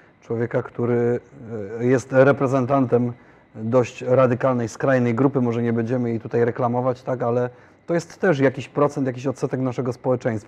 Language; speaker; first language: Polish; native; Polish